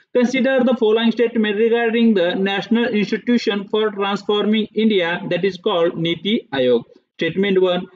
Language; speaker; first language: English; non-native, local second language; Marathi